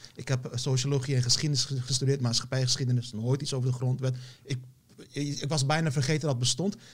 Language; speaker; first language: Dutch; early bilingual, other home language; Turkish